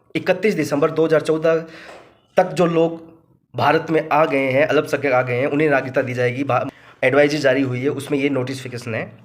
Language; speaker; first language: Hindi; native; Hindi